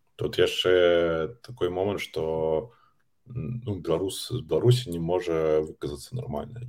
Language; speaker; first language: Belarusian; non-native, local second language; Russian